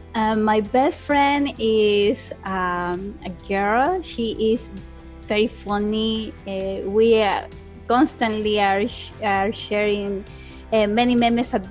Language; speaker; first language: English; non-native, learner; Spanish